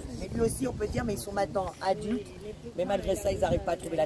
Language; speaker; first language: French; native; French